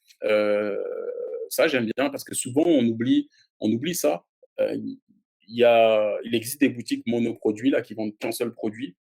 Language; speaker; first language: French; native; French